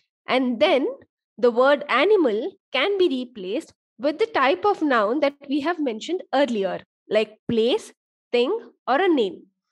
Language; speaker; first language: English; non-native, local second language; Kannada